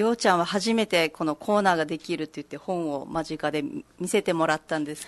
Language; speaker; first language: Japanese; native; Japanese